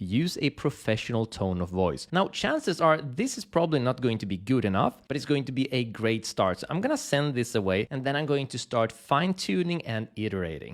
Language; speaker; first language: English; native; English